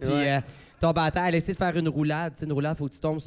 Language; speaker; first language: French; native; French